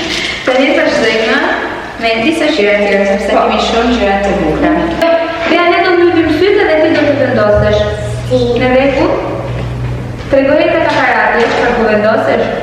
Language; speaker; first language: Albanian; early bilingual, heritage; Albanian